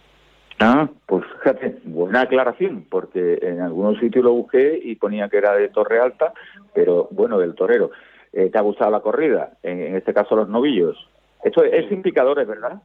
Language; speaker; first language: Spanish; native; Spanish